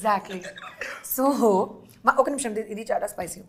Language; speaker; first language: Telugu; non-native, learner; Hindi